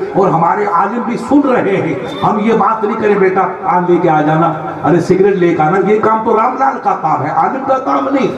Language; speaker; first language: Urdu; non-native, local second language; Sindhi